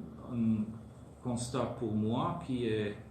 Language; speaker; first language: French; non-native, fluent; German